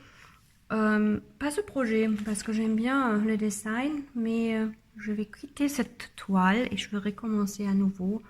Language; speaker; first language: French; non-native, learner; German